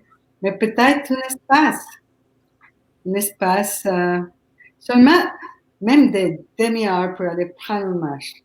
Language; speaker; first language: French; non-native, fluent; Spanish